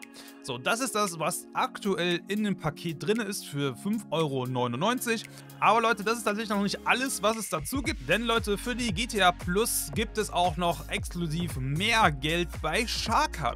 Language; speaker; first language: German; native; German